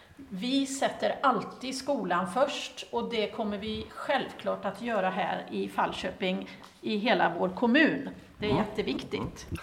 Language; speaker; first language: Swedish; native; Swedish